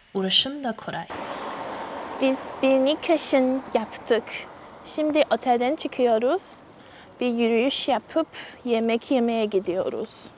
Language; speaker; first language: Turkish; non-native, learner; Chinese